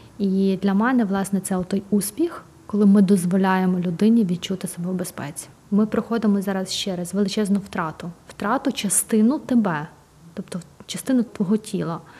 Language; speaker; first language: Ukrainian; native; Ukrainian